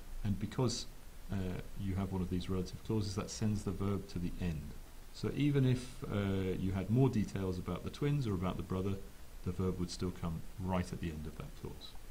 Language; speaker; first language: English; native; English